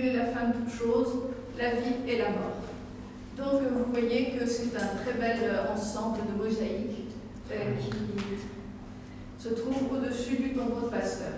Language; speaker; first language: French; native; French